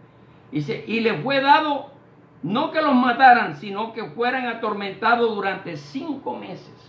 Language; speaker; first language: Spanish; native; Spanish